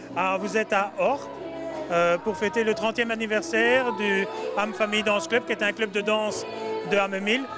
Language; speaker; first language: French; native; French